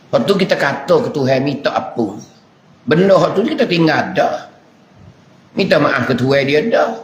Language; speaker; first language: Malay; native; Malay